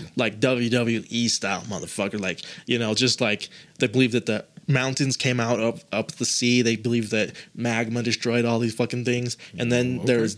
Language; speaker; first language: English; native; English